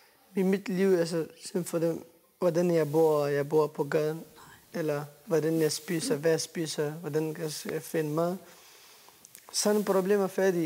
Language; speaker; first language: Danish; non-native, learner; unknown